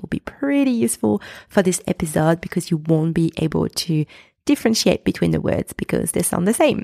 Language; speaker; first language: English; non-native, fluent; French